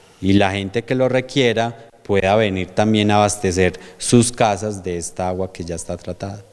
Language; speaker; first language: Spanish; native; Spanish